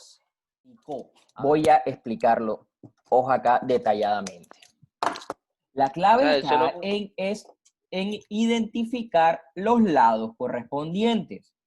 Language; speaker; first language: Spanish; native; Spanish